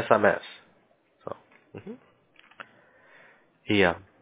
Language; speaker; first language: Spanish; early bilingual, heritage; English